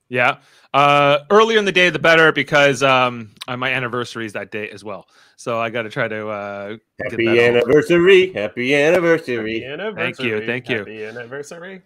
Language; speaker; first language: English; native; English